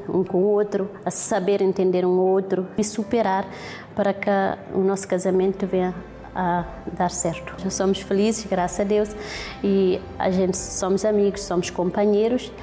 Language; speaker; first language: Portuguese; non-native, local second language; Kabuverdianu